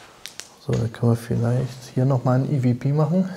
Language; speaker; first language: German; native; German